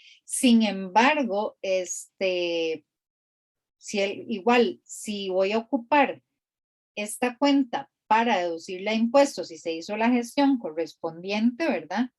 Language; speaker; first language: Spanish; native; Spanish